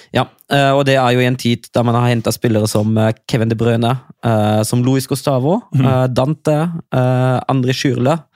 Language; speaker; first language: Norwegian; non-native, fluent; German